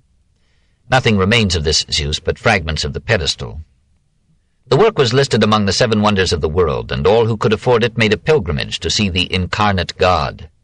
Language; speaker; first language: English; native; English